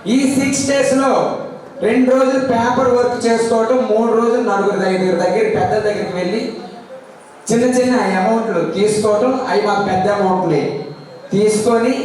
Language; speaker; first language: Telugu; native; Telugu